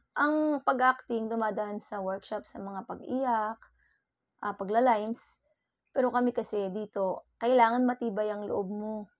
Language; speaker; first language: Filipino; native; Filipino